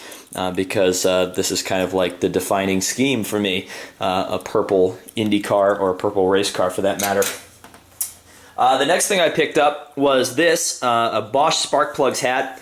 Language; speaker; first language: English; native; English